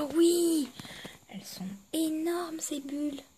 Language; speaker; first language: French; native; French